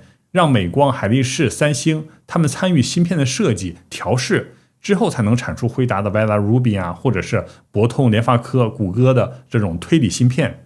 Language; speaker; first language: Chinese; native; Chinese